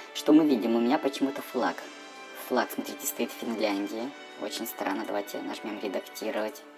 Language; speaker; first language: Russian; native; Russian